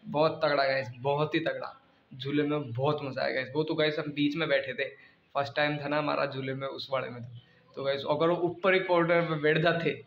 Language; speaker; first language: Hindi; native; Hindi